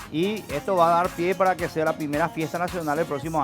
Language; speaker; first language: Spanish; native; Spanish